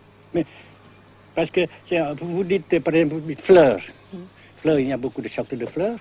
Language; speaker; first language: French; non-native, local second language; Vietnamese